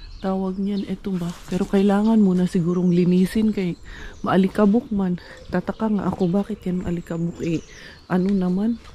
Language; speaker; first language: Filipino; non-native, local second language; Cebuano